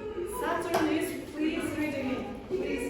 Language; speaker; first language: English; non-native, fluent; Mongolian